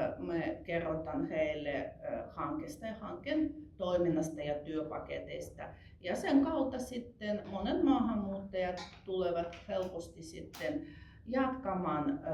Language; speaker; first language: Finnish; non-native, fluent; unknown